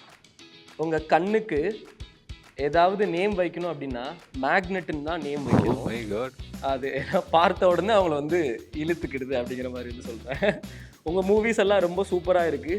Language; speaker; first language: Tamil; native; Tamil